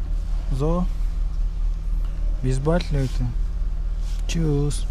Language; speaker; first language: German; non-native, learner; Russian